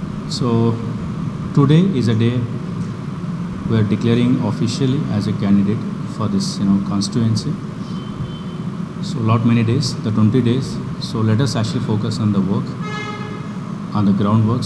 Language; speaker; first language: English; non-native, local second language; Telugu